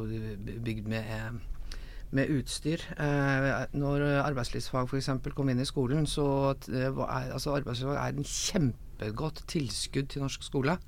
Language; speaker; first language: Norwegian; native; Norwegian